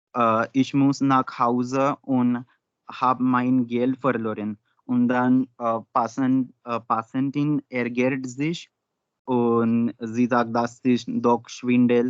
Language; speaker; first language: German; non-native, learner; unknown